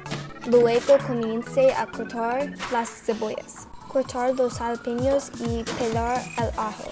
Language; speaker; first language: Spanish; non-native, learner; English